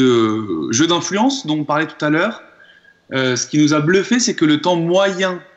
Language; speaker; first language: French; native; French